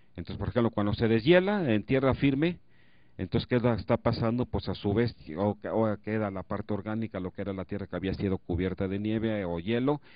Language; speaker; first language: Spanish; native; Spanish